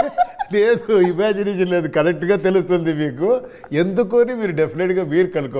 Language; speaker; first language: Telugu; non-native, local second language; Kannada